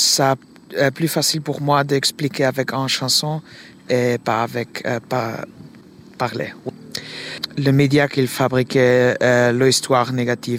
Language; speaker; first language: French; non-native, learner; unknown